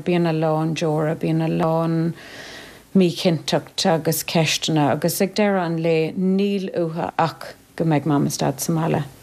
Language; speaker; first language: Irish; native; Irish